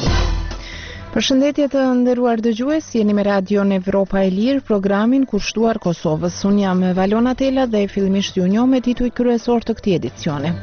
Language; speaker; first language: Albanian; native; Albanian